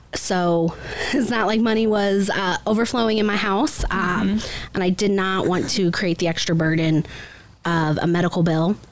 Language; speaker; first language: English; native; English